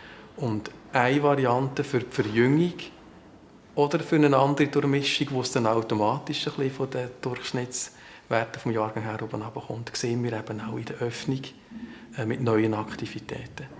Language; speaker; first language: German; native; German